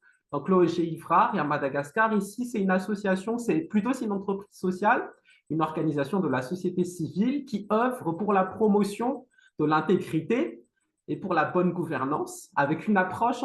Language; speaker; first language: French; non-native, local second language; Malagasy